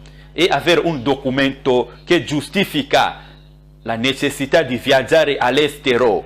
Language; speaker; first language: Italian; non-native, fluent; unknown